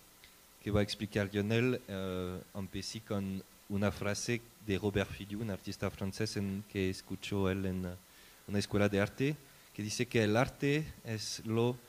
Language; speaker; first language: Spanish; non-native, fluent; French